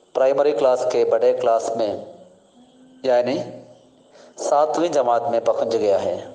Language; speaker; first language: Hindi; non-native, local second language; Malayalam